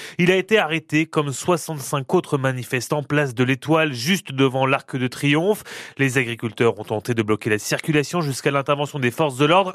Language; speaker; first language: French; native; French